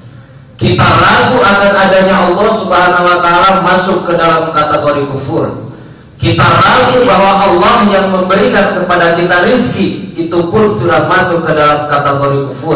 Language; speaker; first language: Indonesian; native; Indonesian